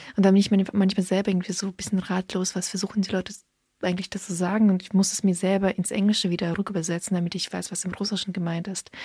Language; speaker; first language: German; early bilingual, other home language; Russian